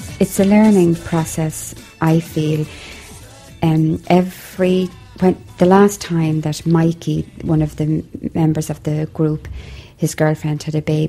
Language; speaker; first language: English; native; English